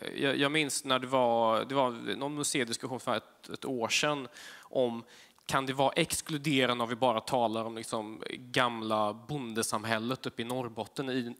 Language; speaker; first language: Swedish; early bilingual, other home language; Polish